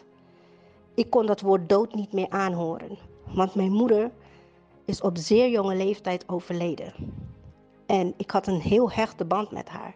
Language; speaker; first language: Dutch; native; Dutch